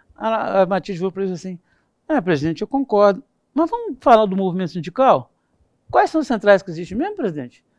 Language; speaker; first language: Portuguese; native; Portuguese